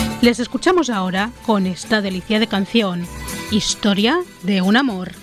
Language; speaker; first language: Spanish; native; Spanish